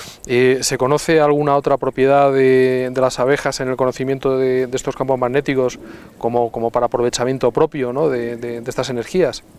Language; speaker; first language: Spanish; native; Spanish